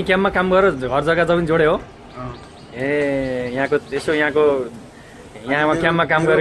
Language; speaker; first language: Nepali; native; Nepali